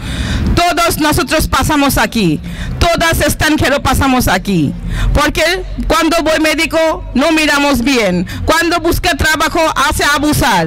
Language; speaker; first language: Spanish; non-native, learner; Bangla